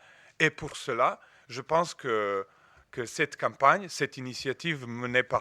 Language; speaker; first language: French; non-native, fluent; Serbian